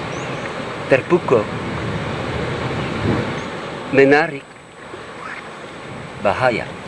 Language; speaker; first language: Indonesian; non-native, fluent; French